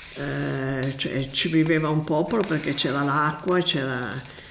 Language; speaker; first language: Italian; native; Italian